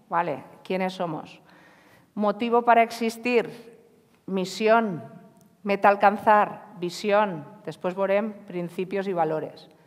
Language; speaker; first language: Spanish; non-native, local second language; Catalan